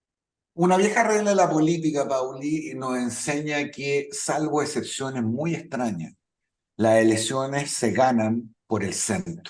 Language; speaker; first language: Spanish; native; Spanish